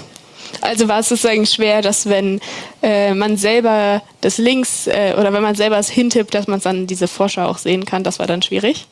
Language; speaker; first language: German; native; German